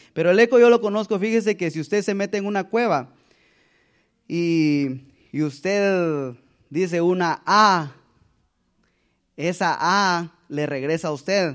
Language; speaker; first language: Spanish; native; Spanish